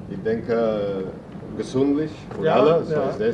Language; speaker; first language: German; non-native, learner; Spanish